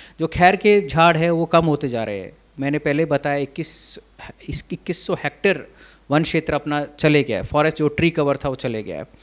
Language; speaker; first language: Hindi; native; Hindi